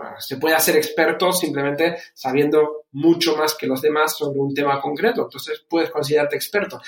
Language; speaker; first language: Spanish; early bilingual, other home language; German